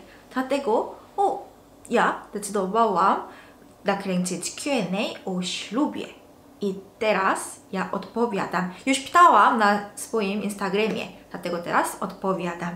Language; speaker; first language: Polish; non-native, local second language; Korean